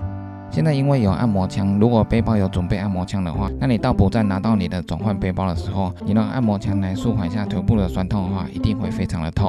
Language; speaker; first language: Chinese; native; Chinese